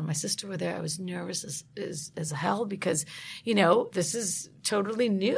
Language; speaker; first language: English; native; English